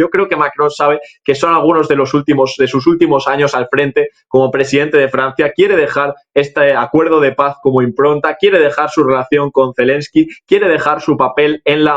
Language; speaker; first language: Spanish; native; Spanish